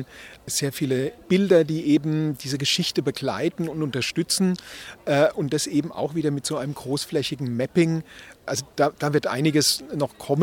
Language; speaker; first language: German; native; German